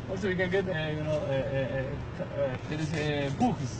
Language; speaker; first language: English; non-native, learner; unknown